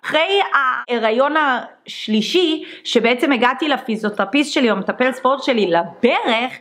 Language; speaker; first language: Hebrew; native; Hebrew